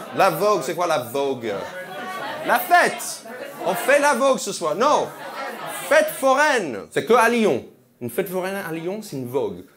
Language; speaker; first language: French; non-native, fluent; English